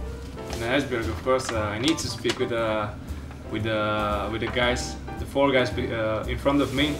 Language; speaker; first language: English; non-native, learner; Slovak